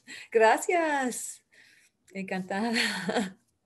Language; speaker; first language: Spanish; early bilingual, heritage; Spanish